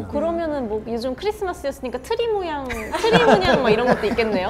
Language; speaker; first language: Korean; native; Korean